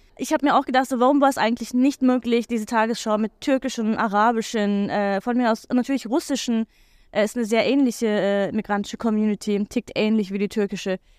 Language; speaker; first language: German; non-native, fluent; Turkish